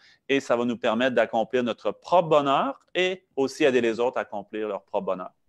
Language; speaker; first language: French; native; French